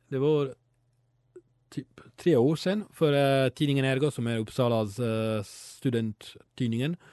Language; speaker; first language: Swedish; non-native, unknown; Italian